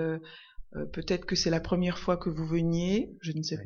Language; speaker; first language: French; native; French